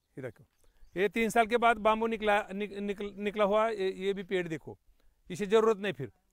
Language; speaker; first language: Hindi; non-native, local second language; Marathi